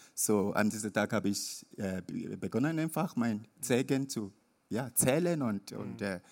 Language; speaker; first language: German; non-native, learner; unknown